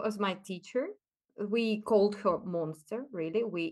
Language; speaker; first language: English; non-native, fluent; Russian